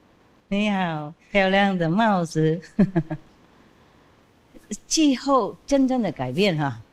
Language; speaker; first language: Chinese; non-native, fluent; Vietnamese